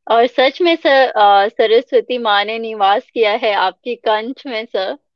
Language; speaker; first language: Hindi; native; Hindi